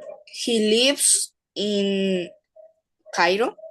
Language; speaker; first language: English; non-native, learner; Spanish